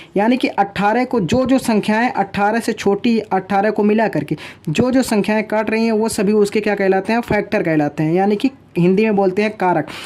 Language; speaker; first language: Hindi; native; Hindi